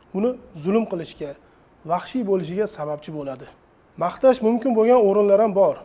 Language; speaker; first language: Uzbek; native; Uzbek